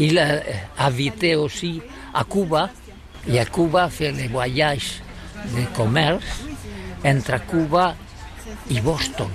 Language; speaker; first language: French; non-native, learner; Catalan